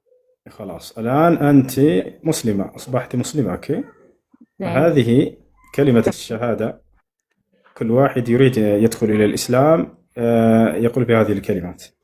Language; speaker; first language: Arabic; non-native, fluent; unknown